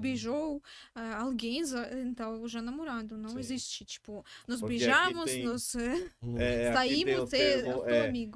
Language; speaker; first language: Portuguese; non-native, learner; Russian